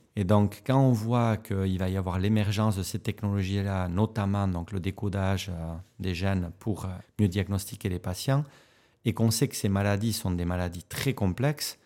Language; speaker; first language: French; native; French